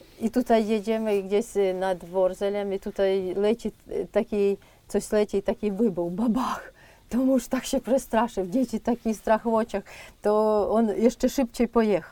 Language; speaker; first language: Polish; non-native, fluent; Ukrainian